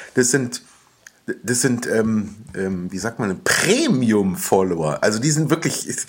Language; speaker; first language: German; native; German